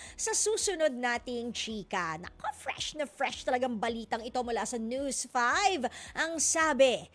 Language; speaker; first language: Filipino; native; Filipino